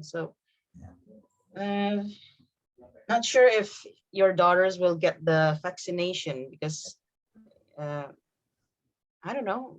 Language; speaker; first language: English; non-native, fluent; Indonesian